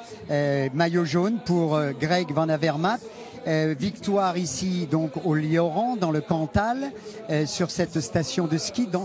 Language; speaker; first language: French; native; French